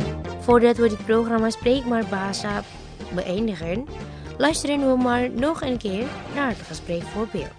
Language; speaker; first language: Dutch; non-native, learner; Indonesian